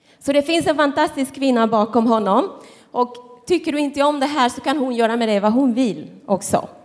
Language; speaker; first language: Swedish; native; Swedish